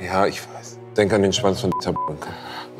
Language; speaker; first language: German; native; German